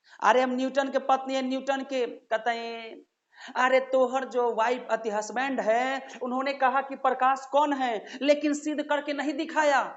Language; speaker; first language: Hindi; native; Hindi